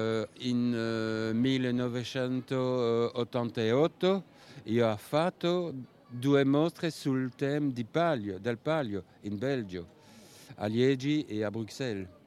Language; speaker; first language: Italian; non-native, learner; French